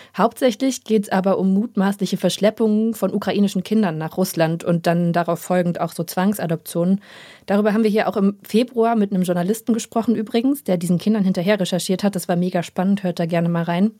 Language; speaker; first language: German; native; German